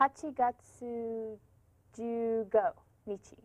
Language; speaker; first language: Japanese; non-native, learner; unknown